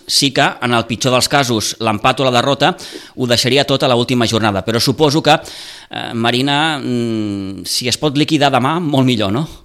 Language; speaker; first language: Catalan; native; Catalan